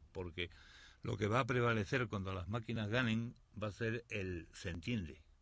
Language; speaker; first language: Spanish; native; Spanish